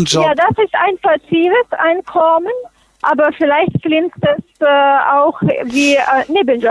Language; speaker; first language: German; non-native, fluent; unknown